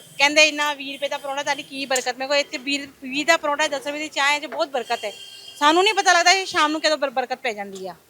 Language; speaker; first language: Punjabi; non-native, local second language; Hindi